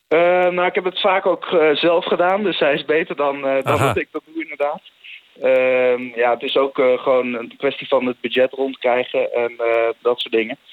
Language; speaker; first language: Dutch; native; Dutch